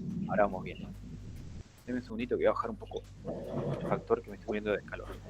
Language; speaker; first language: Spanish; native; Spanish